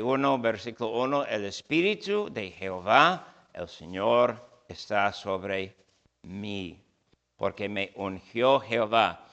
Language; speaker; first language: Spanish; non-native, fluent; English